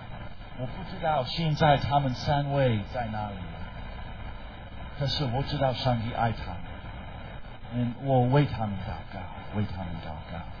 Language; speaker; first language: Chinese; non-native, fluent; English